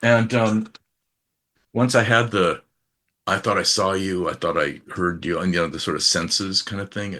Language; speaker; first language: English; native; English